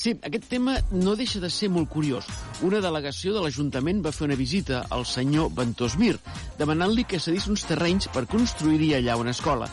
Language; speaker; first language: Catalan; native; Catalan